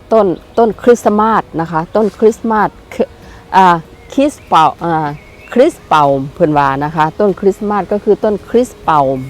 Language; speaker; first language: Thai; native; Thai